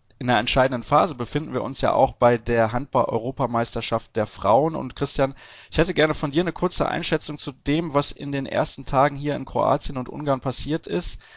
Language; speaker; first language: German; native; German